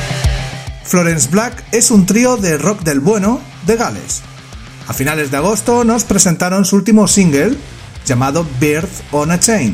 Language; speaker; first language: Spanish; native; Spanish